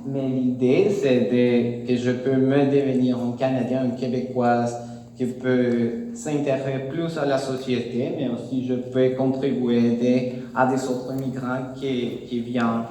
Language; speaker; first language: French; non-native, learner; Spanish